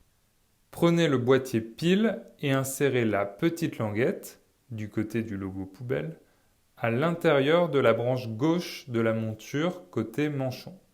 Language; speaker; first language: French; native; French